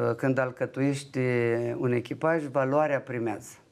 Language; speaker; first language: Romanian; non-native, local second language; Ukrainian